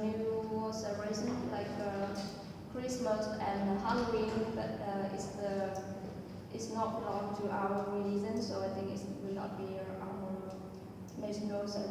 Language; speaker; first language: English; non-native, fluent; Vietnamese